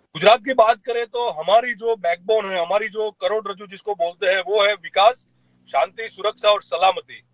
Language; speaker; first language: Hindi; non-native, local second language; Gujarati